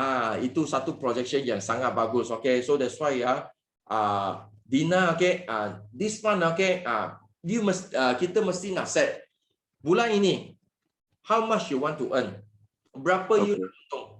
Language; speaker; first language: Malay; non-native, local second language; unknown